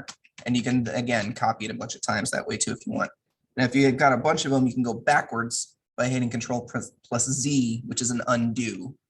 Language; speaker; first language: English; native; English